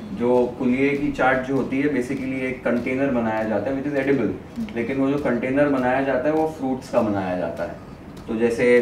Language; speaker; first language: Hindi; non-native, local second language; Punjabi